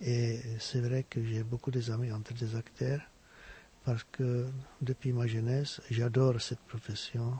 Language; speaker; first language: French; non-native, fluent; Czech